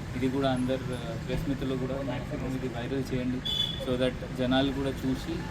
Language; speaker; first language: Telugu; non-native, fluent; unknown